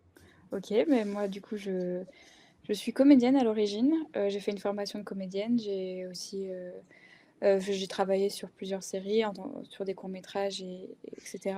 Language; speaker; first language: French; non-native, learner; Spanish